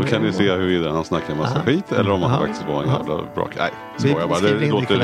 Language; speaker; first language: Swedish; native; Swedish